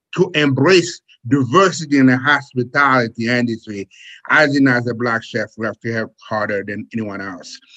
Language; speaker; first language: English; non-native, fluent; Haitian Creole